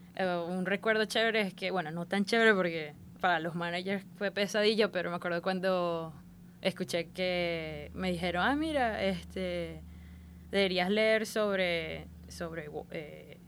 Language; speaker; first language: Spanish; native; Spanish